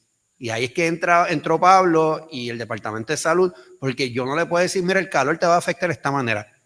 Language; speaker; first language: Spanish; native; Spanish